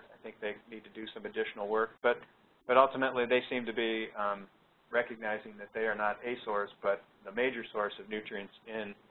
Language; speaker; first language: English; native; English